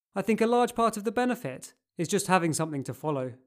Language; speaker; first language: English; native; English